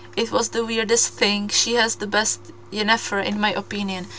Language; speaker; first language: English; non-native, fluent; Czech